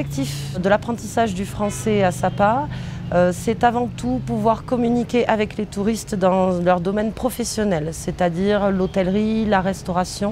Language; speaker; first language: French; native; French